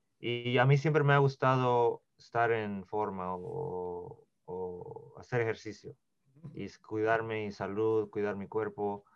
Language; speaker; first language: Spanish; early bilingual, heritage; Spanish